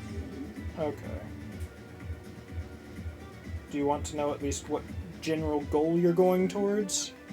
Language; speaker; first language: English; native; English